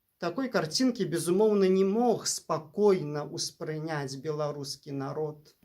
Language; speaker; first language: Belarusian; native; Belarusian